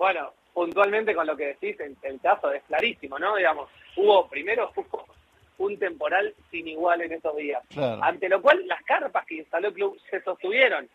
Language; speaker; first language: Spanish; native; Spanish